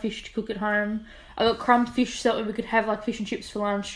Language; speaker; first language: English; native; English